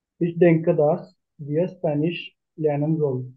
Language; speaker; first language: German; non-native, fluent; Marathi